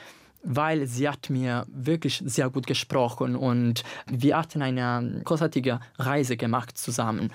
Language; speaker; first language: German; non-native, learner; Italian